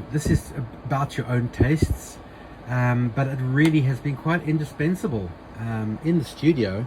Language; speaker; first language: English; native; English